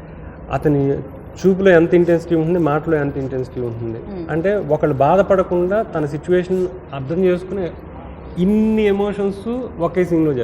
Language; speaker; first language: Telugu; native; Telugu